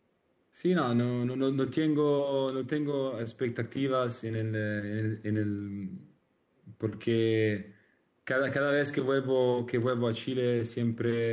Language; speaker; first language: Spanish; non-native, learner; Italian